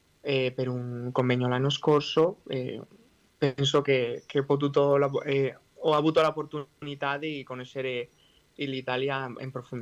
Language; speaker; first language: Italian; non-native, fluent; Spanish